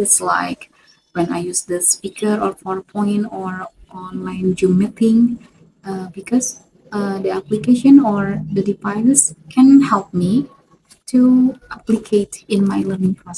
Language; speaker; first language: English; non-native, fluent; Indonesian